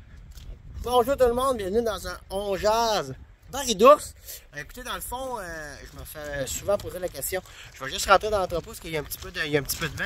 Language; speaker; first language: French; native; French